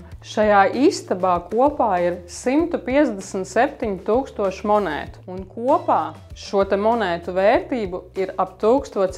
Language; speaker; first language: Latvian; native; Latvian